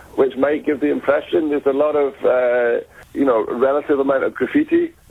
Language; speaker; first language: English; native; English